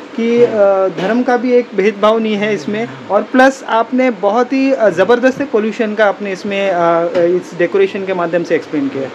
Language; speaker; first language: Hindi; non-native, local second language; Marathi